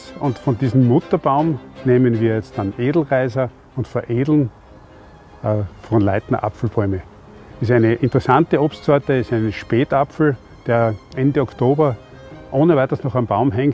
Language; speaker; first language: German; native; German